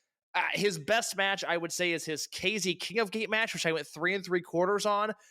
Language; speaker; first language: English; native; English